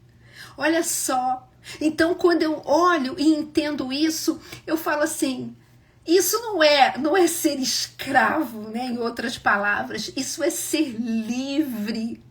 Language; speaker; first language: Portuguese; native; Portuguese